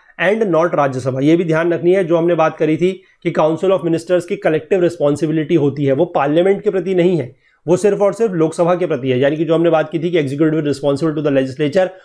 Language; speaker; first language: Hindi; native; Hindi